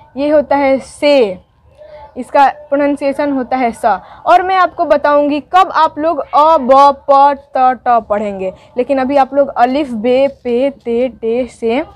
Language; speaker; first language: Hindi; native; Hindi